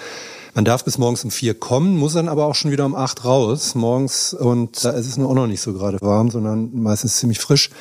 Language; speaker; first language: German; native; German